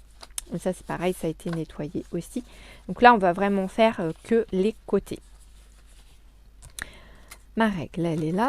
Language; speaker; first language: French; native; French